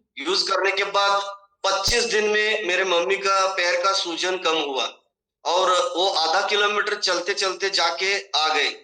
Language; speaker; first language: Hindi; non-native, local second language; Marathi